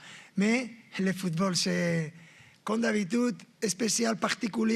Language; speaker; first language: French; non-native, fluent; Spanish